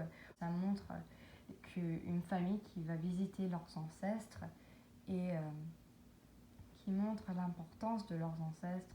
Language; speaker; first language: French; non-native, learner; English